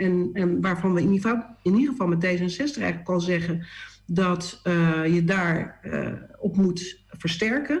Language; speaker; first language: Dutch; native; Dutch